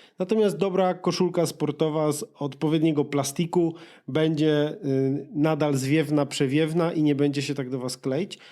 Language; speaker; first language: Polish; native; Polish